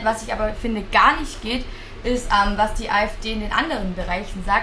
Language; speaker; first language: German; native; German